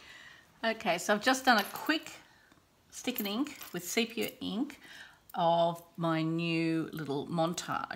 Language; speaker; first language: English; native; English